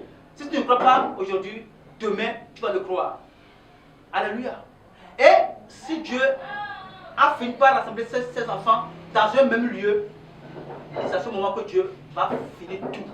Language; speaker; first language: French; non-native, local second language; Ewe